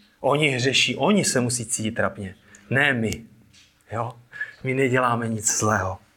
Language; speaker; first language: Czech; native; Czech